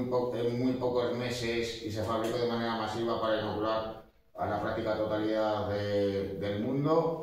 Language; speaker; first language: Spanish; native; Spanish